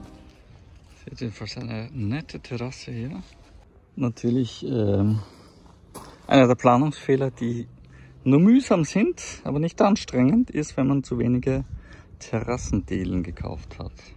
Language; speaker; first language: German; native; German